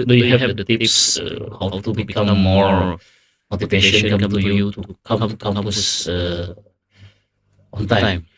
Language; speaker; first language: English; non-native, learner; Indonesian